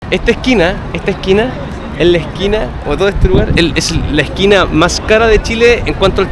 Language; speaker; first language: Spanish; native; Spanish